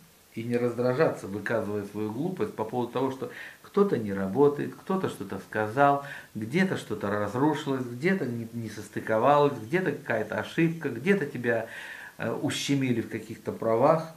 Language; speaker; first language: Russian; native; Russian